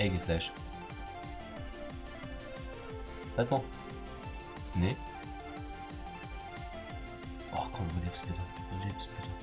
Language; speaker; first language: German; native; German